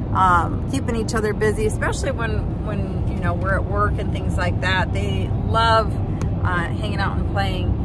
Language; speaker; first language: English; native; English